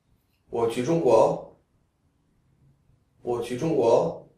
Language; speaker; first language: Chinese; non-native, fluent; Czech